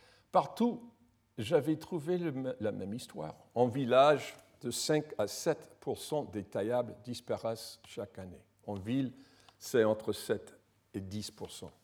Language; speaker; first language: French; non-native, fluent; English